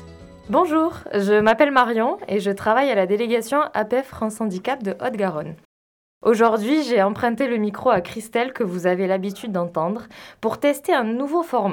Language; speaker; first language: French; native; French